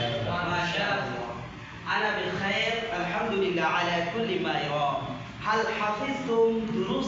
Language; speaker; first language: Arabic; non-native, fluent; Bangla